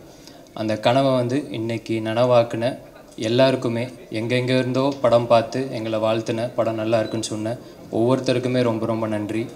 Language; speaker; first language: Tamil; native; Tamil